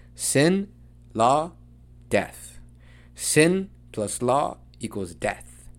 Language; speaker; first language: English; early bilingual, other home language; Spanish